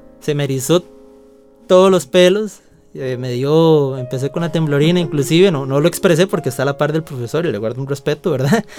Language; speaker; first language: Spanish; native; Spanish